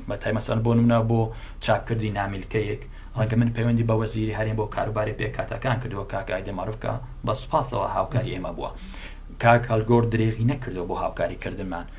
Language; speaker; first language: Central Kurdish; non-native, local second language; Assyrian Neo-Aramaic